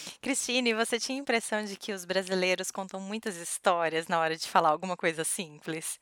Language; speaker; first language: Portuguese; native; Portuguese